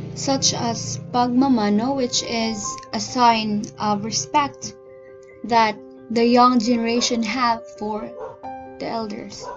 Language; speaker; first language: English; non-native, local second language; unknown